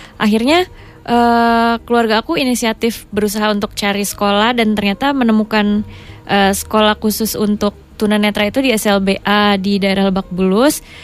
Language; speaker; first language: Indonesian; native; Indonesian